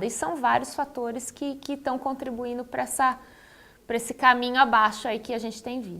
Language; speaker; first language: Portuguese; native; Portuguese